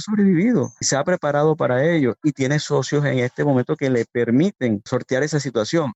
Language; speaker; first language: Spanish; native; Spanish